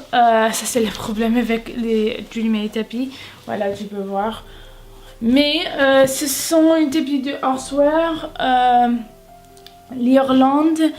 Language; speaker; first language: French; non-native, learner; English